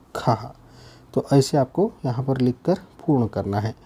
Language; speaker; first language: Hindi; non-native, local second language; Kannada